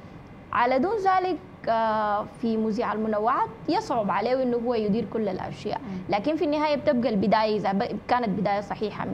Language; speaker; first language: Arabic; native; Arabic